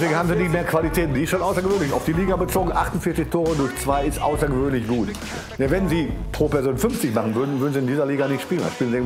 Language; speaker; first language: German; native; German